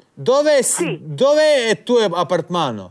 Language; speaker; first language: Italian; non-native, learner; Croatian